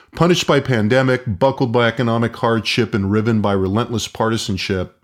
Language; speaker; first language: English; native; English